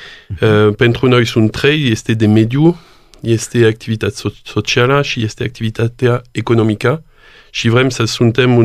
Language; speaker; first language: Romanian; non-native, learner; French